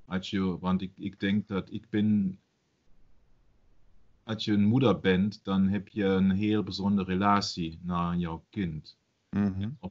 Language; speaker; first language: Dutch; non-native, learner; German